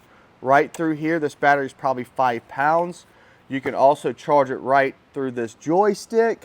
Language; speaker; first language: English; native; English